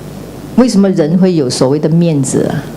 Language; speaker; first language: Chinese; native; Chinese